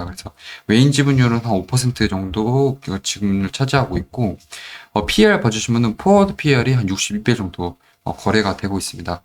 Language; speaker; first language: Korean; native; Korean